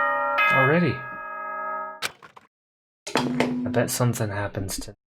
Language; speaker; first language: English; native; English